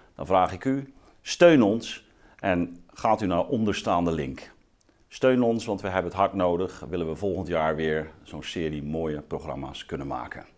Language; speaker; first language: Dutch; native; Dutch